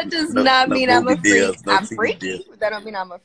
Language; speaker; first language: English; native; English